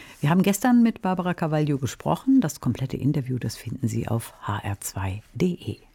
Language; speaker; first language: German; native; German